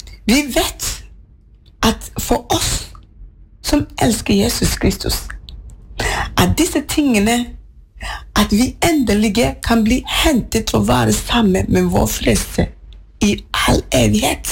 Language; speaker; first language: Norwegian; non-native, fluent; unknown